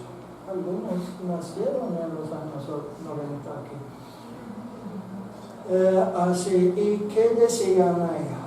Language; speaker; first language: Spanish; non-native, fluent; Swedish